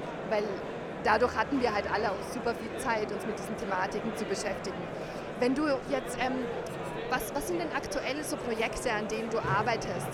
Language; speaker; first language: German; native; German